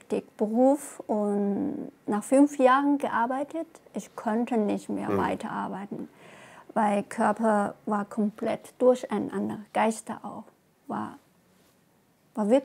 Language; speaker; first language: German; non-native, learner; Chinese